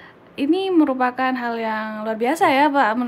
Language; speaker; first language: Indonesian; native; Indonesian